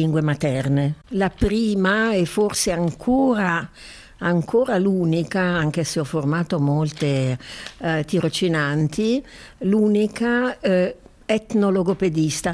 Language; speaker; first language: Italian; native; Italian